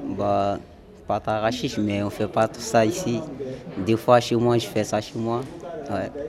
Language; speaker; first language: French; non-native, local second language; Bambara